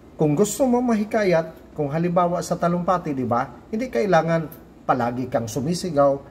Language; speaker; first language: Filipino; non-native, local second language; Cebuano